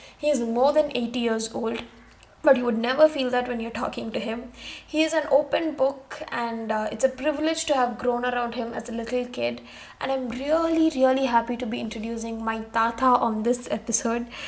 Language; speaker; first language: English; non-native, local second language; Tamil